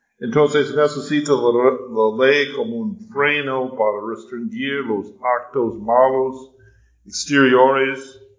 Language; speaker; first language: Spanish; non-native, fluent; English